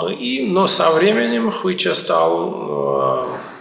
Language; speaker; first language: Russian; non-native, fluent; Georgian